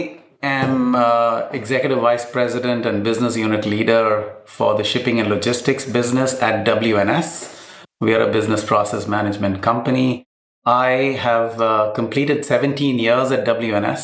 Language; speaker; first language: English; non-native, local second language; Malayalam